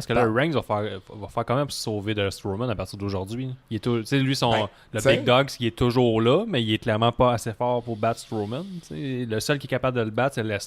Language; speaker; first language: French; native; French